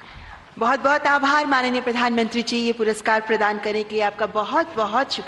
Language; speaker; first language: Hindi; native; Hindi